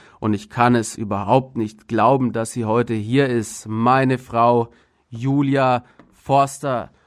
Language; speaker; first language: German; native; German